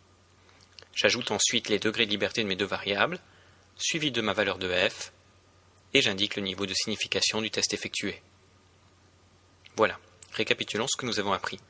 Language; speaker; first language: French; native; French